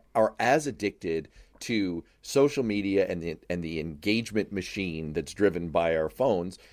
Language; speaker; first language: English; native; English